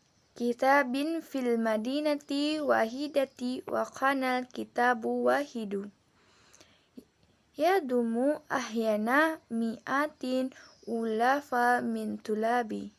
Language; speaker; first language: Arabic; non-native, learner; Indonesian